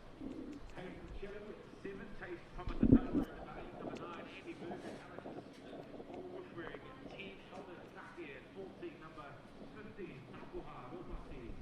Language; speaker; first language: English; native; English